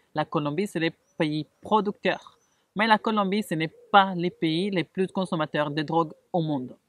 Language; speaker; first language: French; non-native, fluent; Spanish